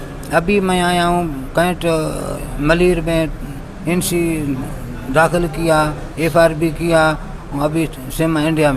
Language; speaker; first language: Hindi; non-native, local second language; Baluchi